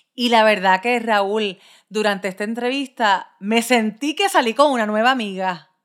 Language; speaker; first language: Spanish; early bilingual, heritage; Spanish